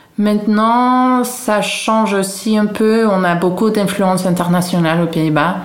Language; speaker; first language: French; non-native, fluent; Dutch